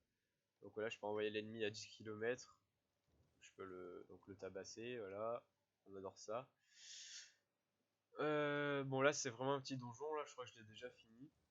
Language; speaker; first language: French; native; French